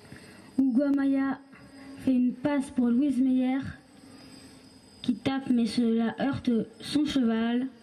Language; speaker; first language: French; native; French